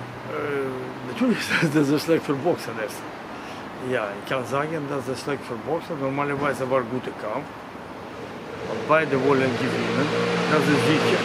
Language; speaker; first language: German; non-native, learner; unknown